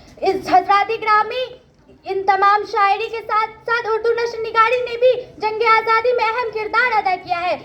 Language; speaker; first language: Urdu; native; Urdu